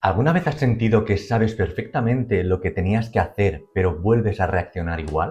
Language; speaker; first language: Spanish; native; Spanish